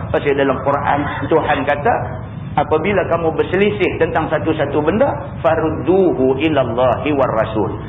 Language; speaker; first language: Malay; native; Malay